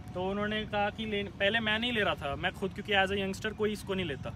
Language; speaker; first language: Hindi; native; Hindi